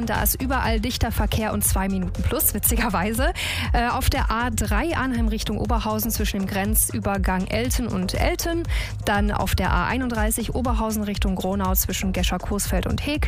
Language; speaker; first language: German; native; German